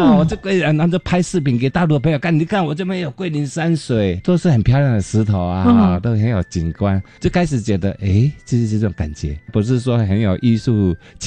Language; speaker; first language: Chinese; native; Chinese